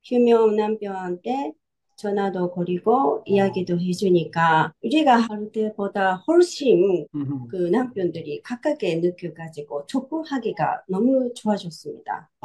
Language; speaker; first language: Korean; non-native, fluent; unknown